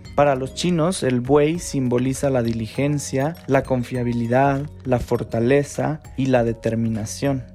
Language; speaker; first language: Spanish; non-native, fluent; Chinese